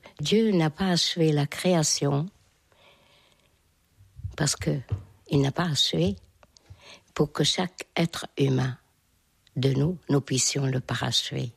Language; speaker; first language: French; non-native, fluent; Hungarian